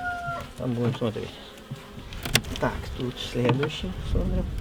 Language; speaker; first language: Russian; native; Russian